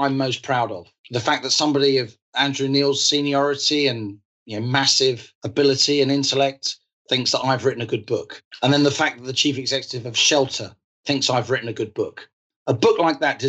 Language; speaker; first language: English; native; English